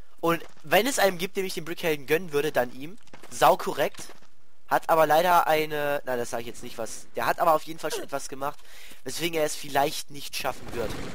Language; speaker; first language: German; native; German